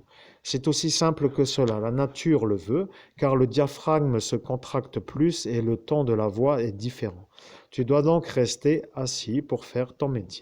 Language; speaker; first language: French; native; French